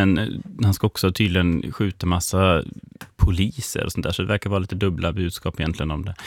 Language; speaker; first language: Swedish; native; Swedish